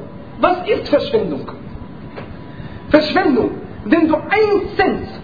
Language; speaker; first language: German; non-native, fluent; Arabic